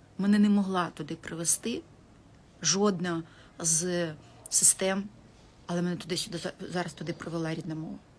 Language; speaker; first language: Ukrainian; non-native, local second language; Russian